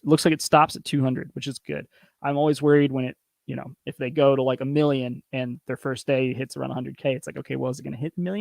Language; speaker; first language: English; native; English